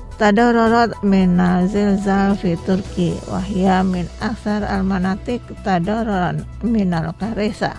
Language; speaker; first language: Arabic; non-native, fluent; Indonesian